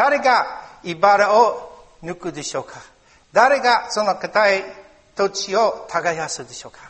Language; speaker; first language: Japanese; non-native, learner; English